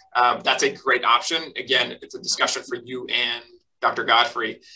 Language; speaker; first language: English; native; English